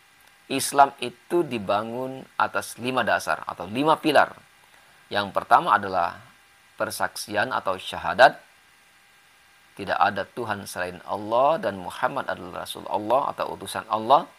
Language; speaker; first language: Indonesian; native; Indonesian